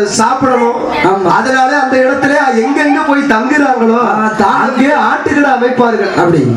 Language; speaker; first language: Tamil; native; Tamil